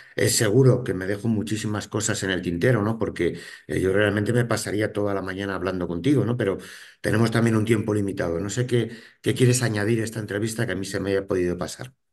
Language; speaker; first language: Spanish; native; Spanish